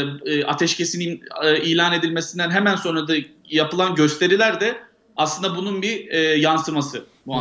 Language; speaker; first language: Turkish; native; Turkish